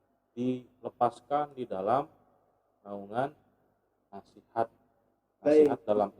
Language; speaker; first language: Indonesian; native; Indonesian